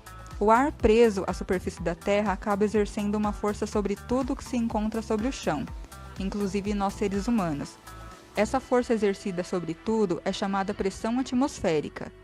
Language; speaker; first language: Portuguese; native; Portuguese